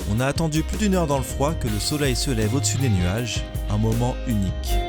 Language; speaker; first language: French; native; French